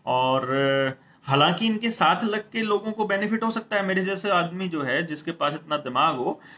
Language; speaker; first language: Hindi; native; Hindi